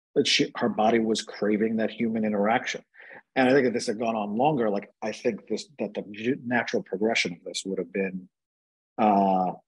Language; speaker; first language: English; native; English